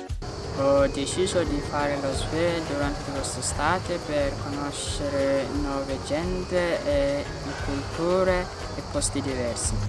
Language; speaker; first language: Italian; non-native, learner; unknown